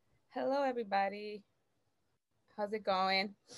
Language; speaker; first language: English; native; English